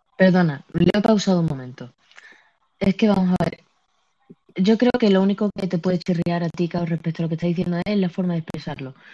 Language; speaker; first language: Spanish; native; Spanish